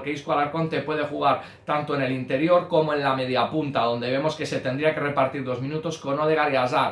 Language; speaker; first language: Spanish; native; Spanish